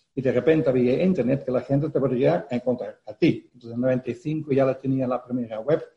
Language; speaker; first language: Spanish; non-native, fluent; Dutch